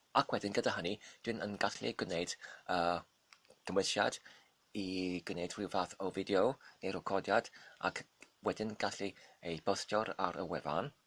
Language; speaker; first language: Welsh; non-native, local second language; English